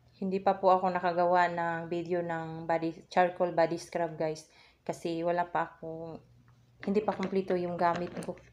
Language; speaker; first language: Filipino; non-native, local second language; Cebuano